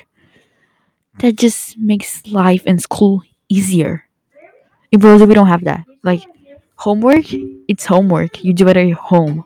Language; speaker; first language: English; early bilingual, other home language; Portuguese